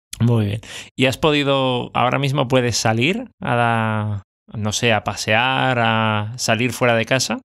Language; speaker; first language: Spanish; native; Spanish